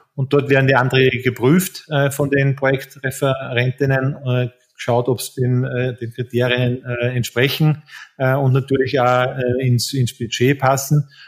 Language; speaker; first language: German; native; German